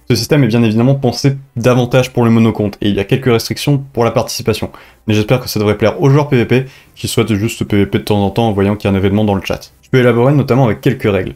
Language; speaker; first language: French; native; French